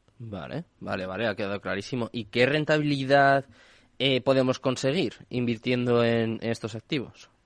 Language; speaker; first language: Spanish; native; Spanish